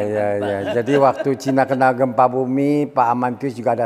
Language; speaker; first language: Indonesian; native; Indonesian